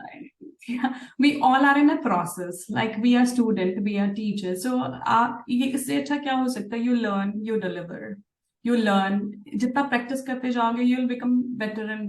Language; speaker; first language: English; non-native, local second language; Hindi